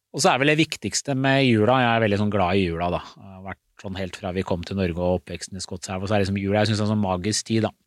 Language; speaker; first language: Norwegian; early bilingual, other home language; Persian